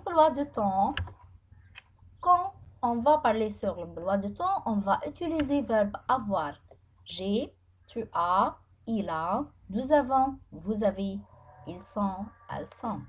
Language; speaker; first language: French; non-native, fluent; Arabic